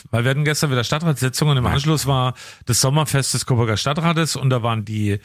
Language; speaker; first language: German; native; German